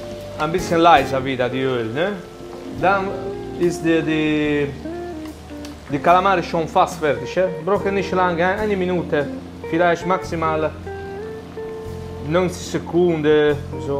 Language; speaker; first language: German; non-native, learner; Italian